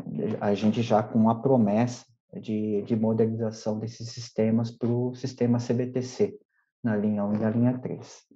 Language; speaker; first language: Portuguese; native; Portuguese